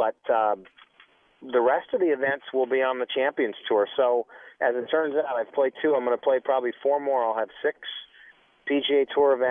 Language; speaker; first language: English; native; English